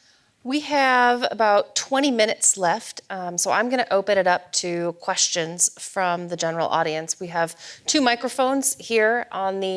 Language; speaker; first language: English; native; English